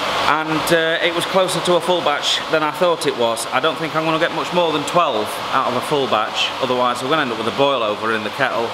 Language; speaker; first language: English; native; English